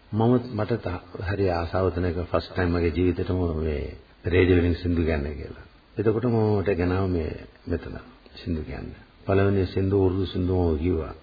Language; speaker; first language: Sinhala; non-native, fluent; Urdu